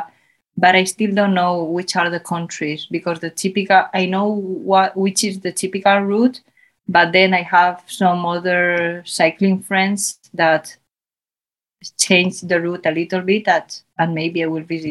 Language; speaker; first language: English; non-native, fluent; Spanish